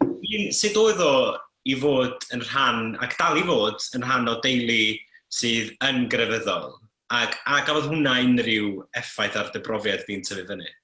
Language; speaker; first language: Welsh; native; Welsh